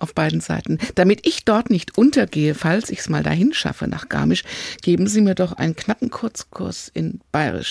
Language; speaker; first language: German; native; German